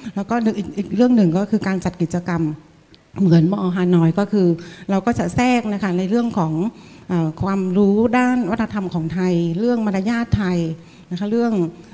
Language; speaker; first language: Thai; non-native, fluent; Vietnamese